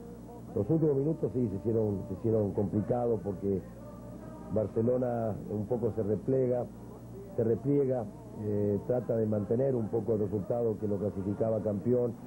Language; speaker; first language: Spanish; native; Spanish